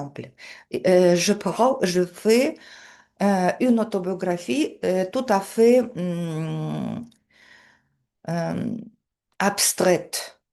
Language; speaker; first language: French; non-native, fluent; Russian